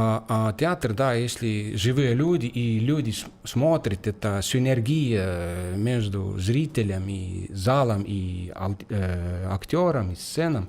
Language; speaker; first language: Russian; non-native, fluent; Estonian